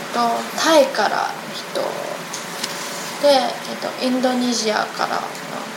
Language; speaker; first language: Japanese; non-native, learner; Chinese